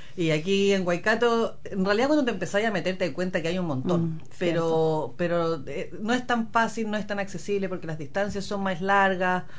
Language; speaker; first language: Spanish; native; Spanish